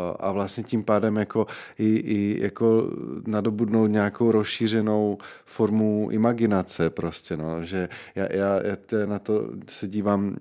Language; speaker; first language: Czech; native; Czech